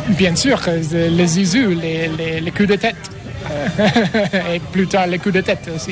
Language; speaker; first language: French; non-native, learner; English